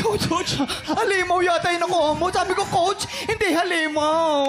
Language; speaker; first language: Filipino; native; Filipino